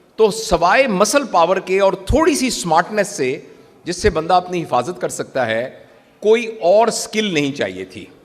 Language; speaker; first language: Urdu; native; Urdu